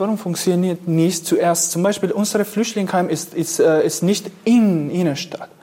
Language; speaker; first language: German; non-native, fluent; Kurdish